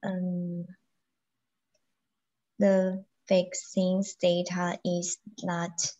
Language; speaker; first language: English; non-native, learner; Chinese